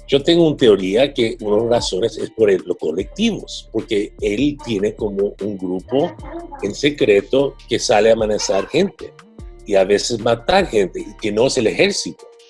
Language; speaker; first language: Spanish; early bilingual, heritage; Spanish